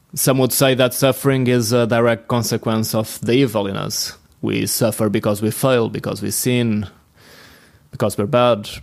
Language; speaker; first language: English; non-native, fluent; Portuguese